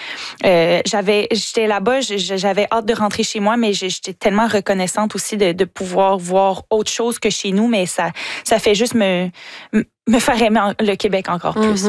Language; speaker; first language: French; native; French